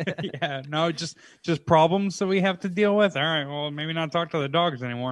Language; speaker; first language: English; native; English